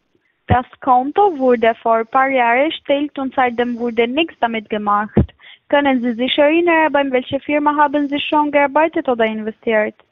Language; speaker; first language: German; non-native, fluent; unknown